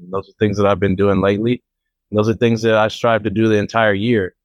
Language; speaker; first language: English; native; English